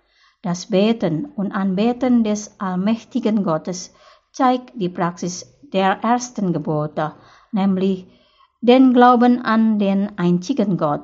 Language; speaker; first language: German; non-native, fluent; Indonesian